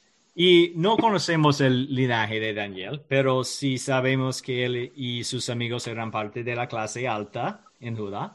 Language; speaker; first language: Spanish; non-native, learner; English